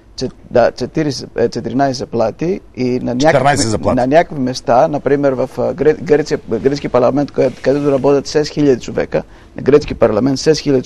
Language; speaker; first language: Bulgarian; non-native, fluent; Greek